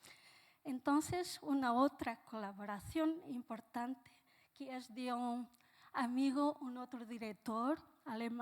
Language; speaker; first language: Spanish; non-native, fluent; Portuguese